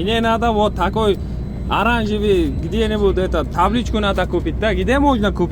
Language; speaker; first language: Russian; non-native, learner; Uzbek